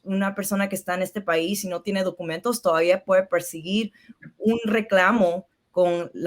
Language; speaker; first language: Spanish; early bilingual, heritage; Spanish